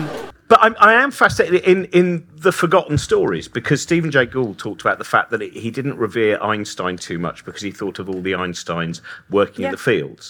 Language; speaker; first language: English; native; English